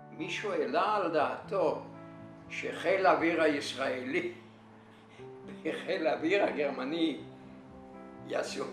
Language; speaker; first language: Hebrew; non-native, fluent; Yiddish